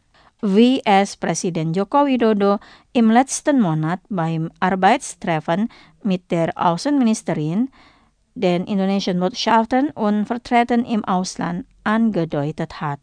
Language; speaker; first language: German; non-native, fluent; Indonesian